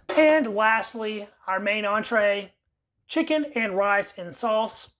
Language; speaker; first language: English; native; English